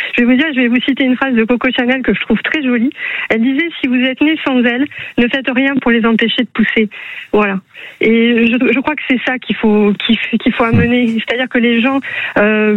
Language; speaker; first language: French; native; French